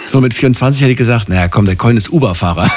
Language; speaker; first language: German; native; German